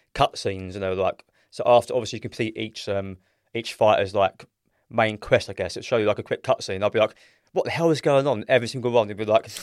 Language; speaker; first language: English; native; English